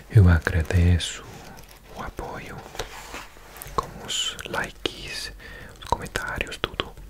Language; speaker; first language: Portuguese; non-native, learner; English